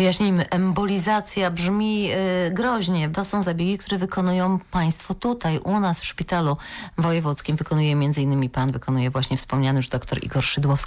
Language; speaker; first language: Polish; native; Polish